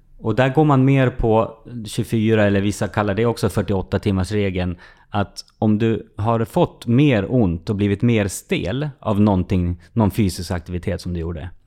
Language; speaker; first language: Swedish; native; Swedish